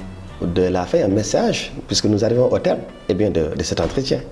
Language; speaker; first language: French; native; French